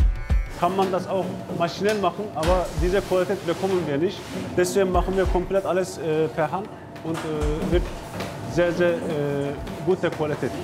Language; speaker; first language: German; non-native, learner; Turkish